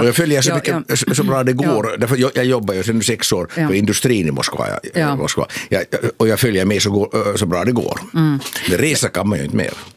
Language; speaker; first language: Swedish; non-native, local second language; Finnish